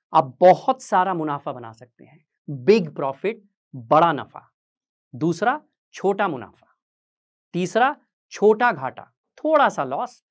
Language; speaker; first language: Hindi; native; Hindi